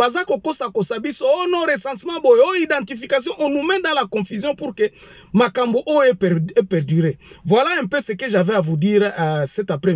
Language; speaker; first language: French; non-native, local second language; Lingala